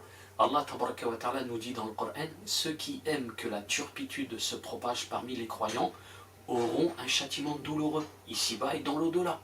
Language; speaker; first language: French; native; French